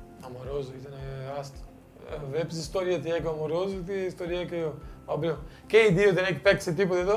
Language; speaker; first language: Greek; non-native, fluent; Portuguese